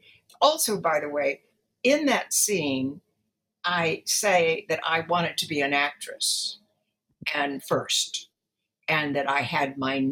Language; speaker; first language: English; native; English